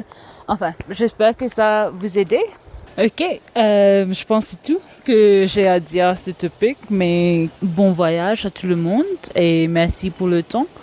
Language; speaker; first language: French; non-native, local second language; Morisyen